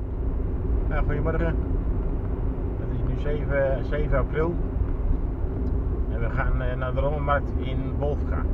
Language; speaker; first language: Dutch; native; Dutch